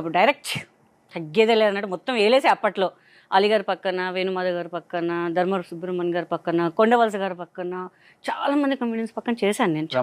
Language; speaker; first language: Telugu; non-native, local second language; Hindi